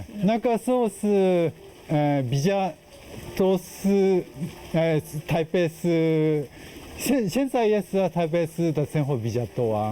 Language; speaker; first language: Chinese; non-native, fluent; Japanese